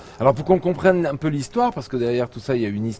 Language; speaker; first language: French; native; French